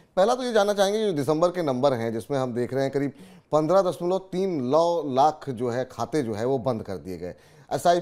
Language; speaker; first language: Hindi; native; Hindi